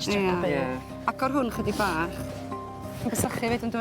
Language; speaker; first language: Welsh; native; Welsh